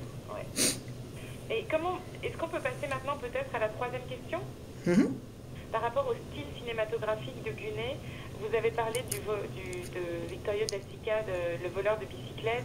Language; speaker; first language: French; native; French